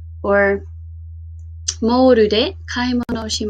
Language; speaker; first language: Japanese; non-native, fluent; English